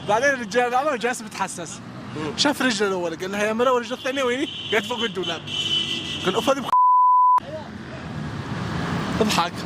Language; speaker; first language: Arabic; native; Arabic